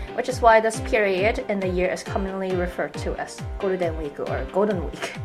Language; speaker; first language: English; native; English